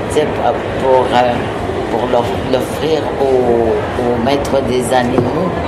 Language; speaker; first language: French; non-native, local second language; Innu-aimun